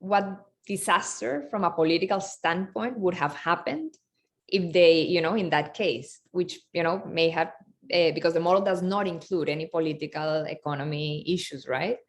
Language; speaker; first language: English; non-native, fluent; Spanish